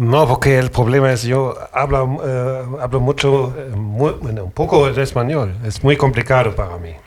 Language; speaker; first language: Spanish; non-native, learner; German